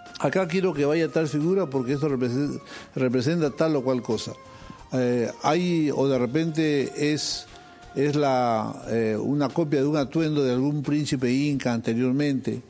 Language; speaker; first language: Spanish; native; Spanish